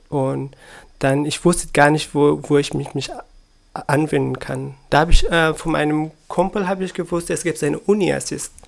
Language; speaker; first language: German; non-native, learner; Persian